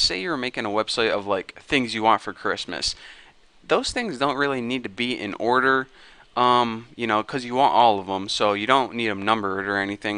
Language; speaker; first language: English; native; English